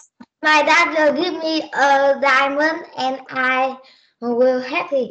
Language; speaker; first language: English; non-native, learner; Vietnamese